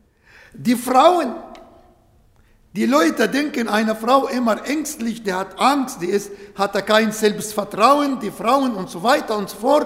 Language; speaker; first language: German; non-native, learner; Arabic